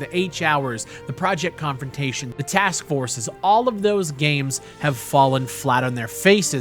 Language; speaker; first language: English; native; English